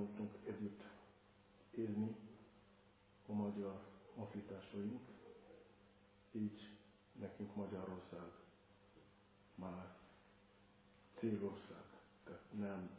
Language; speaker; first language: Hungarian; non-native, fluent; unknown